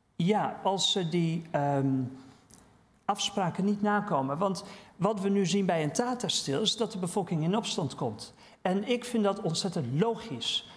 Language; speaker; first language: Dutch; native; Dutch